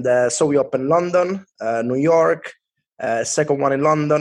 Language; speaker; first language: English; non-native, fluent; Italian